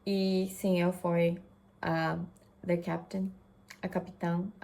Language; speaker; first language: Portuguese; non-native, fluent; Japanese